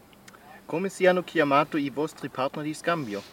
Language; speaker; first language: Italian; non-native, learner; German